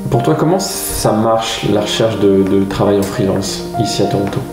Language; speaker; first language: French; native; French